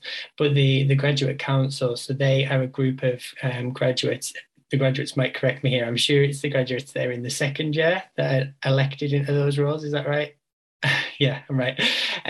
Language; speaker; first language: English; native; English